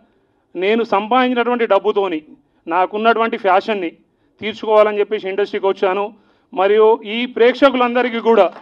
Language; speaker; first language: Telugu; native; Telugu